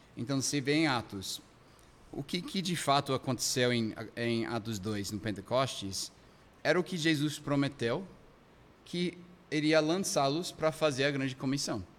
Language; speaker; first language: Portuguese; non-native, fluent; English